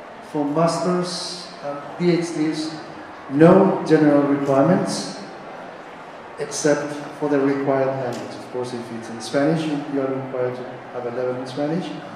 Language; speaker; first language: English; non-native, fluent; Spanish